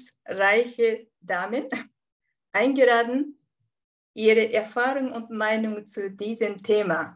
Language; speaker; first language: German; non-native, fluent; Japanese